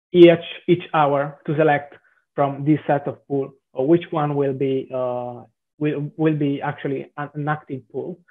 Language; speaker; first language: English; non-native, fluent; Italian